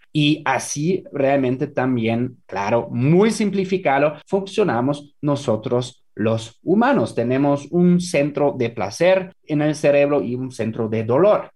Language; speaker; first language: Spanish; non-native, fluent; German